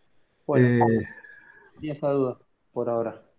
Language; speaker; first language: Spanish; native; Spanish